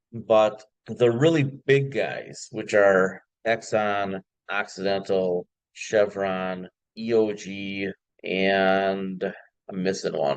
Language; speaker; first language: English; native; English